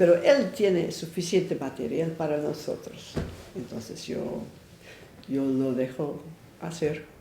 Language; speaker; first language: Spanish; non-native, fluent; English